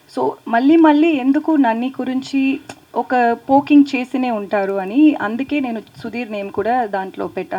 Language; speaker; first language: Telugu; non-native, learner; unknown